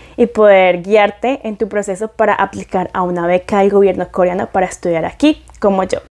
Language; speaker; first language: Spanish; native; Spanish